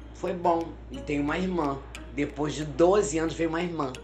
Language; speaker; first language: Portuguese; native; Portuguese